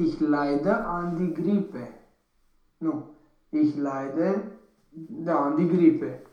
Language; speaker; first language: German; non-native, learner; Romanian